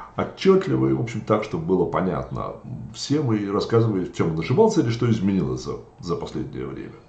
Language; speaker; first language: Russian; native; Russian